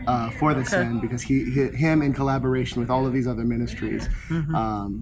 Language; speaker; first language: English; native; English